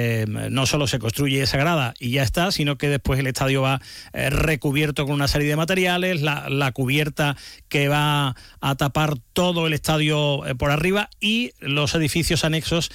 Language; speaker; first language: Spanish; native; Spanish